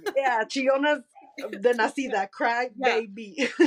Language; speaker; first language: English; early bilingual, other home language; Spanish